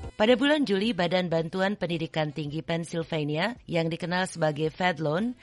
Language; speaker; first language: Indonesian; native; Indonesian